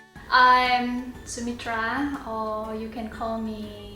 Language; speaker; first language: English; non-native, fluent; Thai